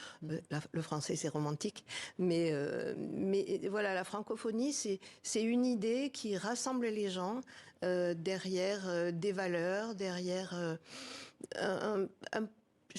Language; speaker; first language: French; native; French